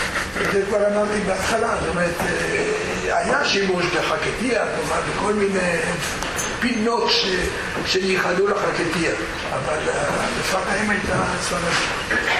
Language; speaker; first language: Hebrew; non-native, fluent; Spanish